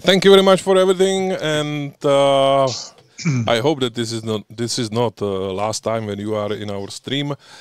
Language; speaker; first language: English; non-native, learner; Czech